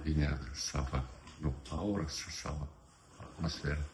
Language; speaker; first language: Latvian; non-native, local second language; Russian